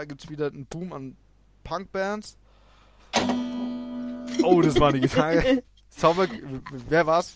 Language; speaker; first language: German; native; German